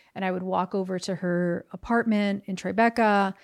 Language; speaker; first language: English; early bilingual, other home language; Spanish